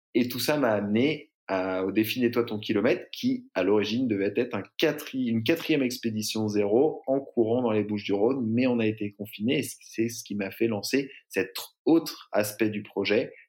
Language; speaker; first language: French; native; French